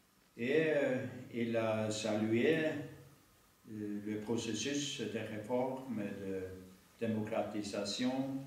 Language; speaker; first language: French; non-native, fluent; Norwegian